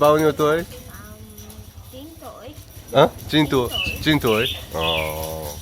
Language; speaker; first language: Vietnamese; non-native, learner; Korean